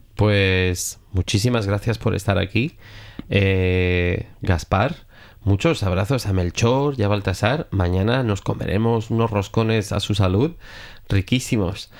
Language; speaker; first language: Spanish; native; Spanish